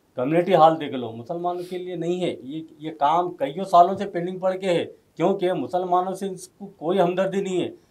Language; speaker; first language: Hindi; non-native, local second language; Urdu